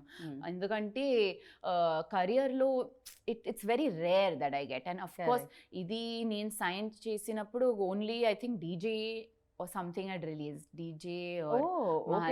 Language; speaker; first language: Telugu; non-native, local second language; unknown